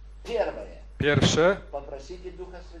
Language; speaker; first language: Polish; non-native, learner; Russian